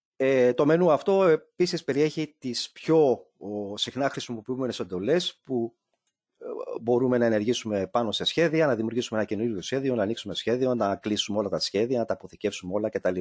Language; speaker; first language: Greek; native; Greek